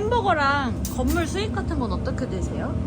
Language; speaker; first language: Korean; native; Korean